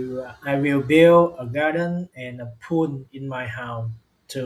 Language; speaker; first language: English; non-native, learner; Vietnamese